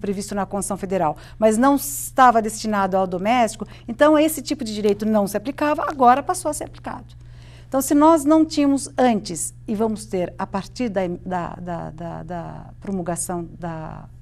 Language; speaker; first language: Portuguese; native; Portuguese